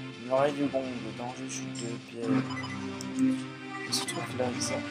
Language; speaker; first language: French; native; French